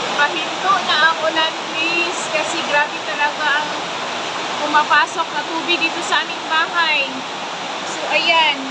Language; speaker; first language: Filipino; non-native, local second language; Cebuano